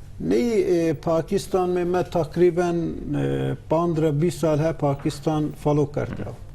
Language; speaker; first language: Hindi; non-native, learner; Turkish